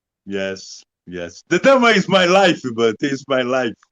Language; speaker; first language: English; non-native, learner; Portuguese